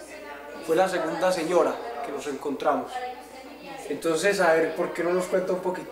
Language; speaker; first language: Spanish; native; Spanish